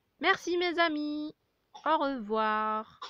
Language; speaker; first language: French; non-native, local second language; Arabic